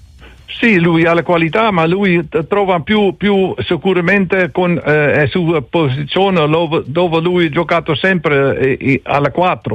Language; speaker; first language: Italian; non-native, learner; Dutch